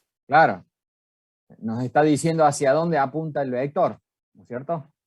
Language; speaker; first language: Spanish; native; Spanish